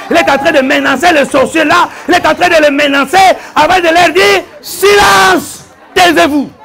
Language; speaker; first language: French; non-native, fluent; Lingala